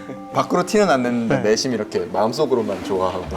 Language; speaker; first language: Korean; native; Korean